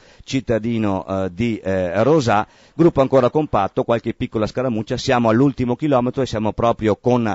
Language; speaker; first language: Italian; native; Italian